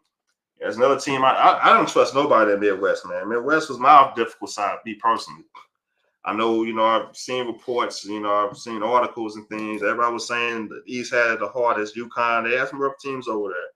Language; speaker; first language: English; native; English